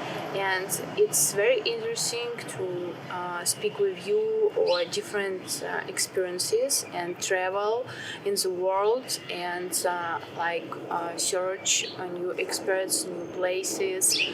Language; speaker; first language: English; non-native, learner; Russian